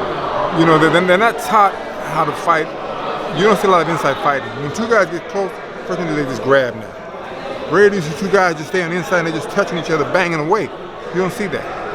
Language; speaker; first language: English; native; English